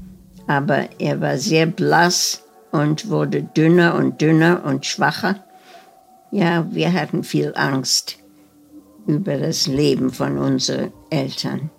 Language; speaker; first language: German; early bilingual, heritage; German